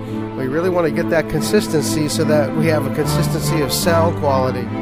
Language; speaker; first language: English; native; English